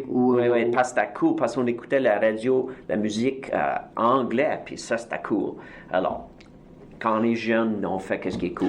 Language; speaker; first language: French; native; French